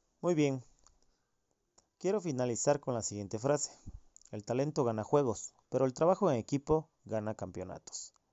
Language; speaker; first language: Spanish; native; Spanish